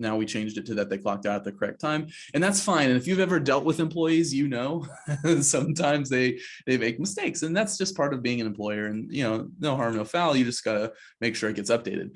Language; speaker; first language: English; native; English